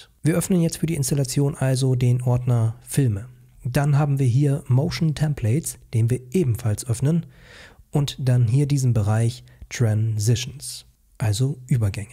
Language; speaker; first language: German; native; German